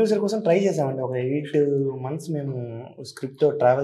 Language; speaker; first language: Telugu; native; Telugu